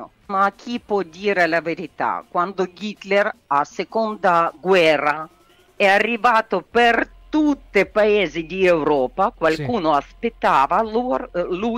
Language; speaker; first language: Italian; non-native, learner; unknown